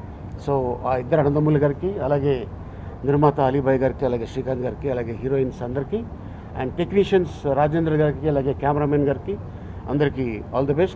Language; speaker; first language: Telugu; native; Telugu